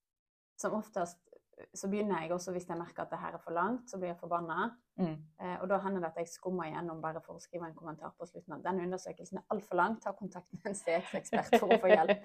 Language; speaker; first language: Norwegian; native; Norwegian